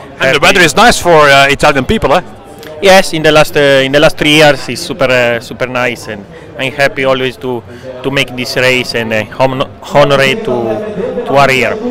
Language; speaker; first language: English; non-native, learner; Italian